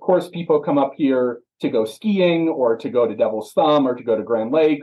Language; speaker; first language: English; native; English